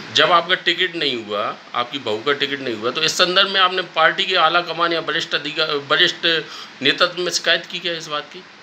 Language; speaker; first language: Hindi; native; Hindi